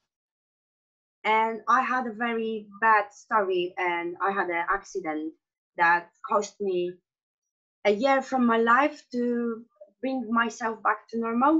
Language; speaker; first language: English; non-native, fluent; Polish